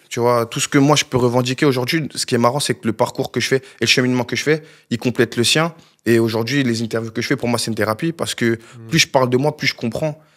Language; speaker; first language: French; native; French